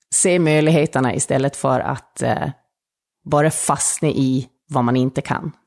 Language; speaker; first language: Swedish; native; Swedish